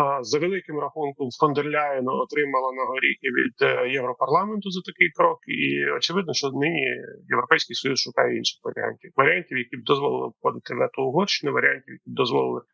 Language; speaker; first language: Ukrainian; native; Ukrainian